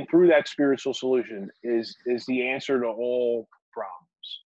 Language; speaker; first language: English; native; English